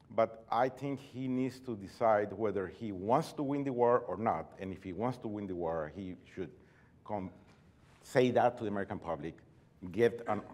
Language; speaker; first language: English; non-native, fluent; Spanish